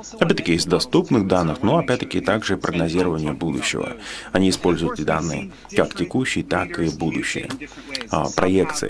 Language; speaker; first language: Russian; non-native, fluent; English